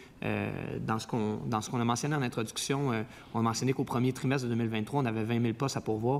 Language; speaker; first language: French; native; French